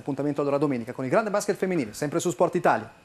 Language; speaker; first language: Italian; native; Italian